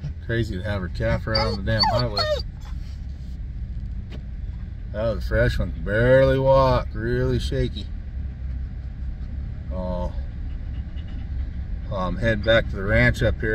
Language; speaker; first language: English; native; English